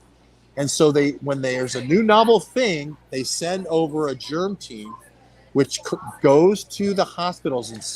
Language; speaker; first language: English; native; English